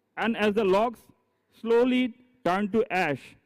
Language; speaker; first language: English; non-native, local second language; Assamese